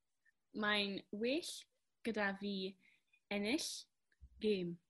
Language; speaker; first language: Welsh; non-native, learner; English